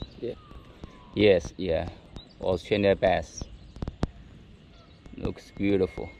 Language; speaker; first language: English; non-native, learner; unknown